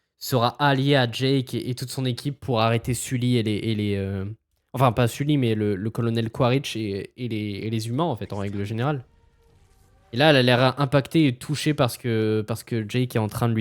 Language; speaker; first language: French; native; French